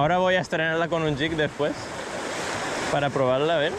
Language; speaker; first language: Spanish; native; Spanish